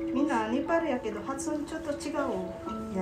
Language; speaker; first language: Japanese; non-native, fluent; Filipino